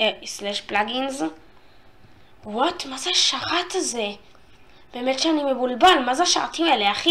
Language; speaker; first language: Hebrew; native; Hebrew